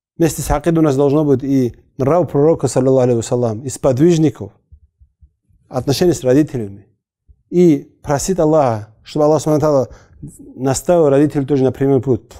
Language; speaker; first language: Russian; non-native, local second language; Avaric